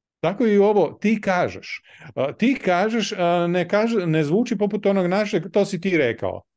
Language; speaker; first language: Croatian; native; Croatian